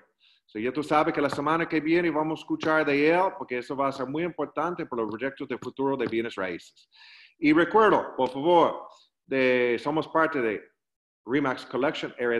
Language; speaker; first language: Spanish; non-native, learner; English